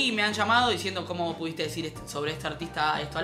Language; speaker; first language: Spanish; native; Spanish